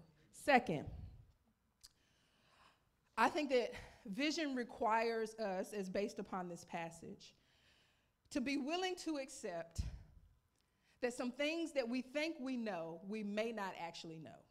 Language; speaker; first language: English; native; English